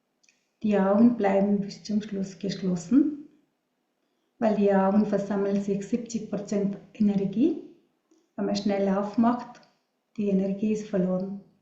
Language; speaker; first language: German; non-native, learner; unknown